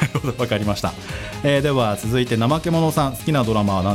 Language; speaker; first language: Japanese; native; Japanese